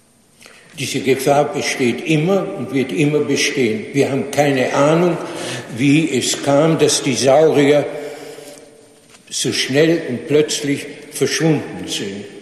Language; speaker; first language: German; non-native, fluent; English